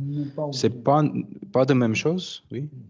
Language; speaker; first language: French; non-native, learner; Russian